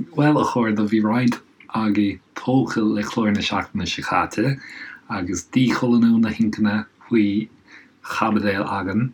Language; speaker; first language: Irish; non-native, local second language; English